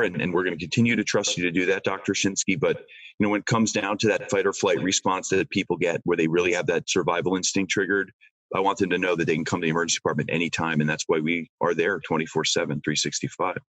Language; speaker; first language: English; native; English